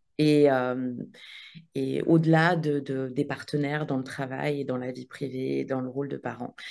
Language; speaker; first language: French; native; French